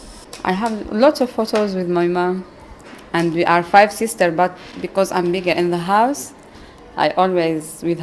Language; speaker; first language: English; non-native, learner; Arabic